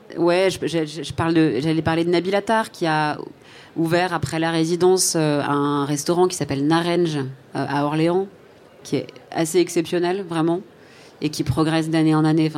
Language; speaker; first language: French; native; French